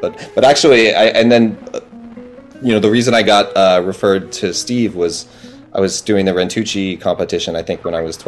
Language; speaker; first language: English; native; English